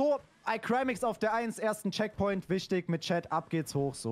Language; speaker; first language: German; native; German